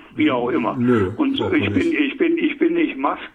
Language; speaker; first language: German; native; German